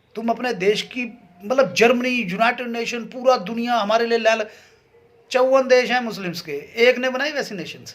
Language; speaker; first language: Hindi; native; Hindi